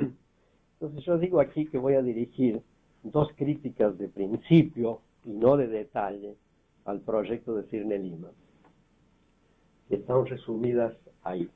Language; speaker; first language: Portuguese; non-native, fluent; Spanish